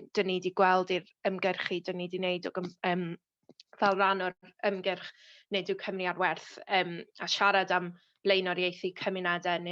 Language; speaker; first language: Welsh; native; Welsh